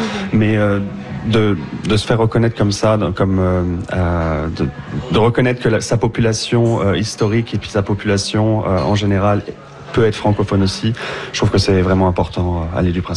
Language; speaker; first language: French; native; French